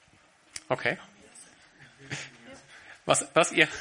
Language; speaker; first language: German; native; German